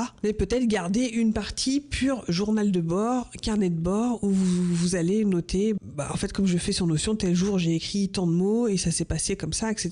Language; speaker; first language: French; native; French